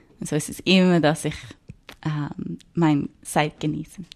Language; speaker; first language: German; non-native, learner; English